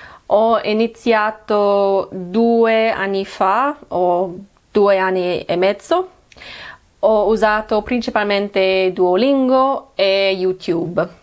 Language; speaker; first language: Italian; non-native, learner; English